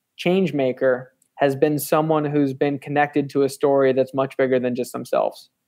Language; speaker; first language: English; native; English